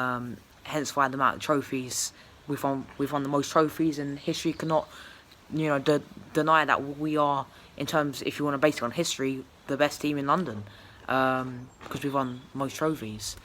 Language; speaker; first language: English; native; English